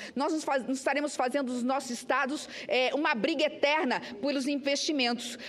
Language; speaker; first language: Portuguese; native; Portuguese